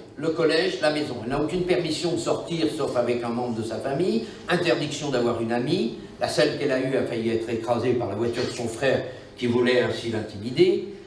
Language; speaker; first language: French; native; French